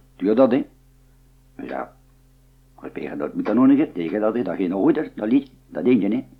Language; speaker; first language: Dutch; native; Dutch